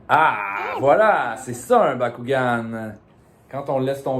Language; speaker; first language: French; native; French